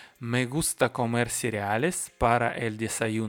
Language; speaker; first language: Spanish; non-native, learner; Russian